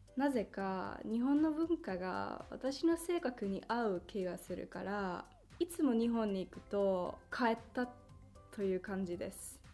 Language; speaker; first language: Japanese; non-native, fluent; Finnish